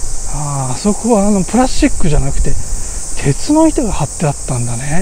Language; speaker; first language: Japanese; native; Japanese